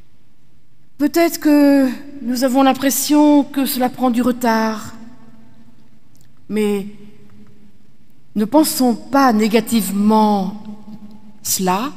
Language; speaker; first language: French; native; French